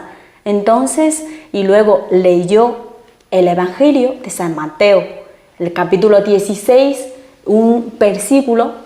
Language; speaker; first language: Spanish; non-native, fluent; Chinese